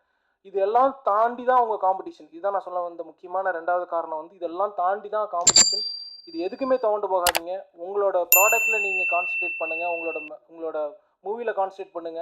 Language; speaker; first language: Tamil; native; Tamil